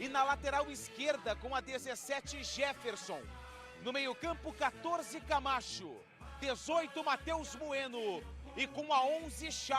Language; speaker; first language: Portuguese; native; Portuguese